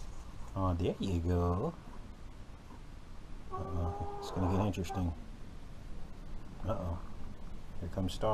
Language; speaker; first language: English; native; English